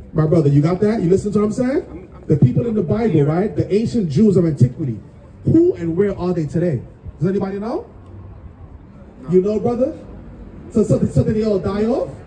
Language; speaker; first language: English; native; English